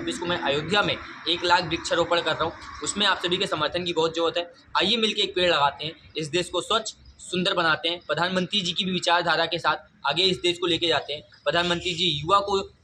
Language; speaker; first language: Hindi; native; Hindi